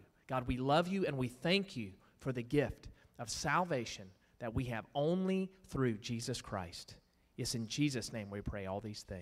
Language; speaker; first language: English; native; English